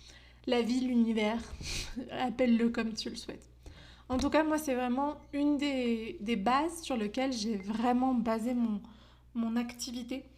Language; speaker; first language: French; native; French